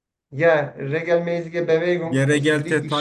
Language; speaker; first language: German; non-native, learner; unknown